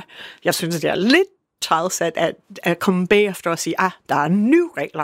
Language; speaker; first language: Danish; non-native, fluent; English